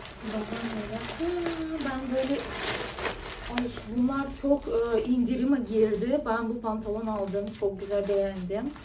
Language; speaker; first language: Turkish; non-native, fluent; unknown